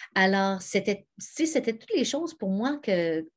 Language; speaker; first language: French; native; French